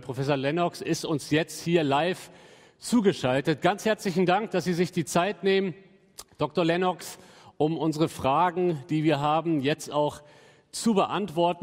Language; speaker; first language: German; native; German